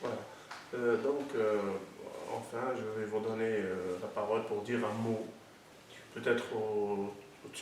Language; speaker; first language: French; non-native, local second language; Arabic